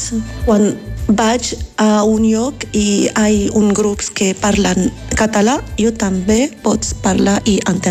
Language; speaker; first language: Catalan; non-native, learner; Arabic